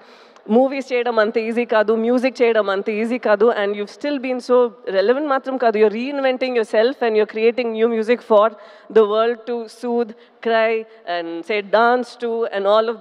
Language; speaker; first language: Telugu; non-native, fluent; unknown